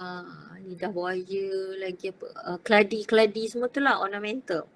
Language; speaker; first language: Malay; native; Malay